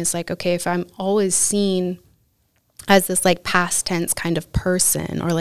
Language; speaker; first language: English; native; English